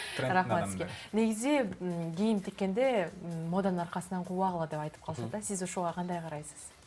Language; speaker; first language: Kyrgyz; native; Kyrgyz